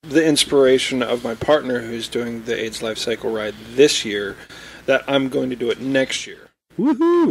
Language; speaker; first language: English; native; English